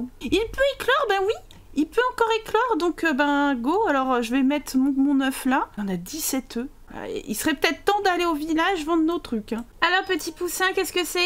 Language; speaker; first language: French; native; French